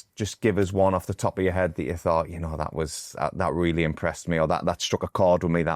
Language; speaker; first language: English; native; English